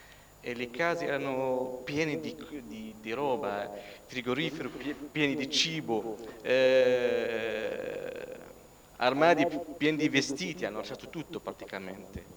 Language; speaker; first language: Italian; non-native, fluent; Arabic